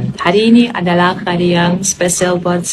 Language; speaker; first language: Indonesian; non-native, fluent; Polish